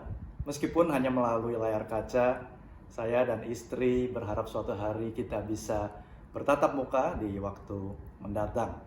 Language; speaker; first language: Indonesian; native; Indonesian